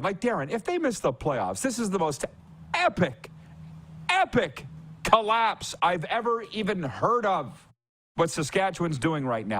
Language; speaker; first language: English; native; English